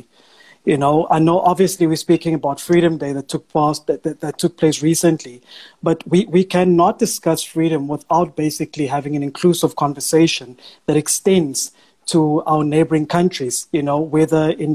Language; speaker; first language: English; non-native, local second language; Afrikaans